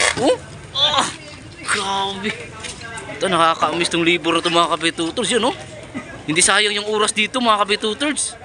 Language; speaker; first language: Filipino; non-native, local second language; Cebuano